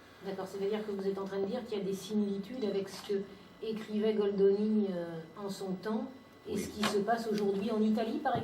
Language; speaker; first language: French; native; French